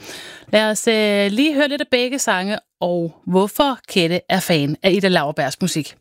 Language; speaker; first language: Danish; native; Danish